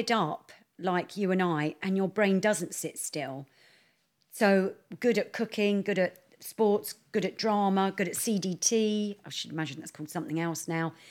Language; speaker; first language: English; native; English